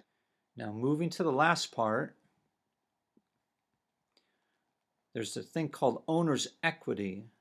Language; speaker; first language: English; native; English